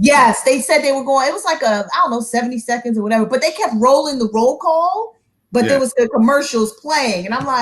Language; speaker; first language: English; native; English